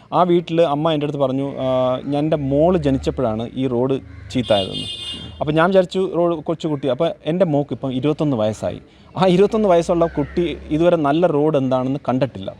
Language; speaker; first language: Malayalam; native; Malayalam